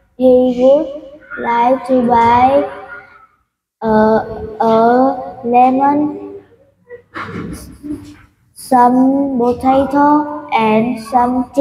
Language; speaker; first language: English; non-native, learner; Vietnamese